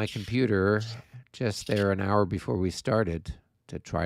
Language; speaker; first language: English; native; English